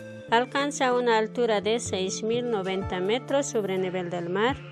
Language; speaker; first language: Spanish; native; Spanish